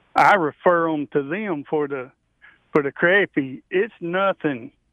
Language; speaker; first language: English; native; English